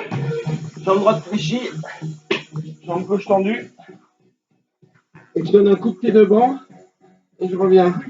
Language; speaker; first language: French; native; French